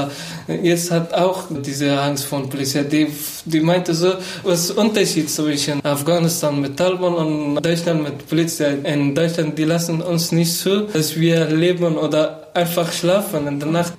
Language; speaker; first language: German; non-native, learner; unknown